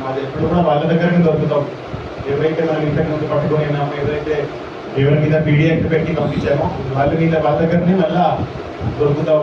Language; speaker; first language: Telugu; native; Telugu